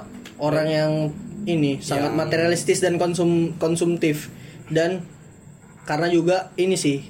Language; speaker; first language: Indonesian; native; Indonesian